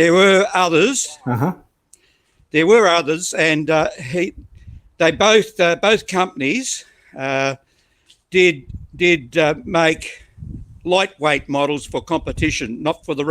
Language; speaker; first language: English; native; English